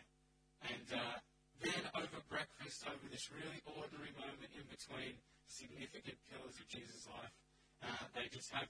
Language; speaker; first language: English; native; English